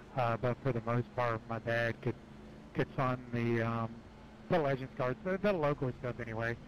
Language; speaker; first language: English; native; English